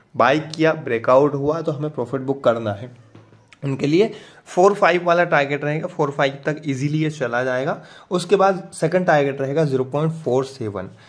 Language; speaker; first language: Hindi; native; Hindi